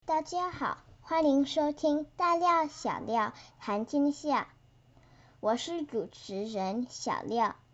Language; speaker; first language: Chinese; early bilingual, heritage; Chinese